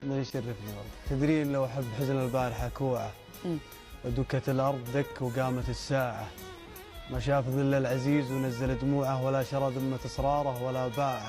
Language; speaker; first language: Arabic; native; Arabic